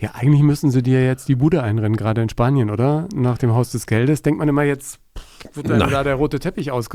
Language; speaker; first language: German; native; German